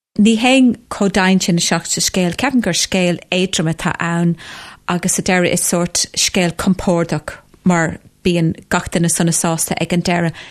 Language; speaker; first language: Irish; non-native, local second language; English